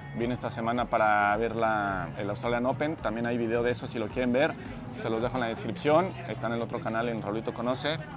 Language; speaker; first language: Spanish; native; Spanish